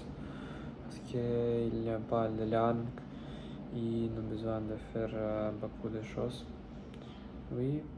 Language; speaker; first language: French; non-native, learner; Russian